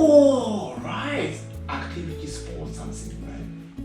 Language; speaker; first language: English; non-native, learner; Japanese